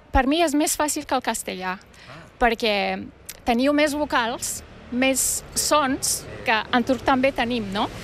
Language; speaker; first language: Catalan; non-native, fluent; Turkish